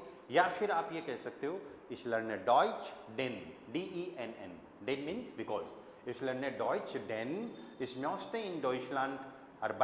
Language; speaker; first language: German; non-native, fluent; Hindi